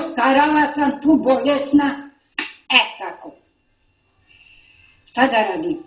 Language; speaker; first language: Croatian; non-native, local second language; Romany